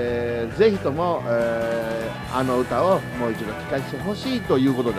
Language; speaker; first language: Japanese; native; Japanese